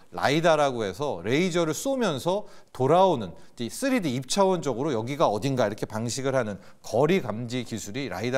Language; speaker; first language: Korean; native; Korean